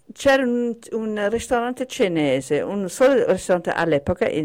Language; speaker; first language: Italian; non-native, fluent; English